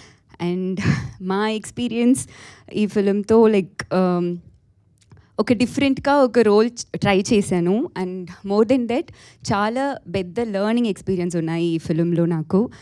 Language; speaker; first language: Telugu; non-native, local second language; Tamil